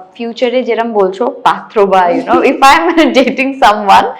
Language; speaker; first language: Bangla; native; Bangla